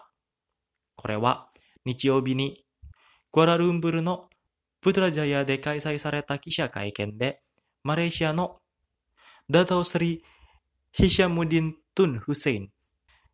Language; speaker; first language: Japanese; non-native, fluent; Indonesian